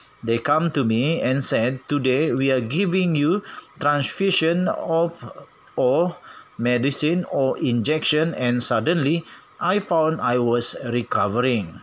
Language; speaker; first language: English; non-native, local second language; Malay